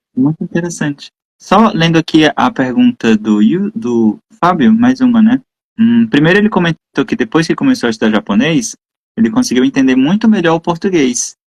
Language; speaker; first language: Portuguese; native; Portuguese